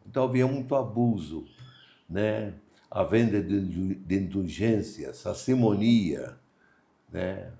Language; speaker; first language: Portuguese; non-native, fluent; Maltese